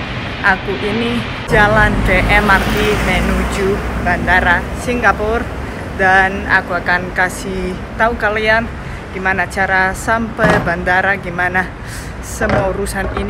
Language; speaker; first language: Indonesian; non-native, fluent; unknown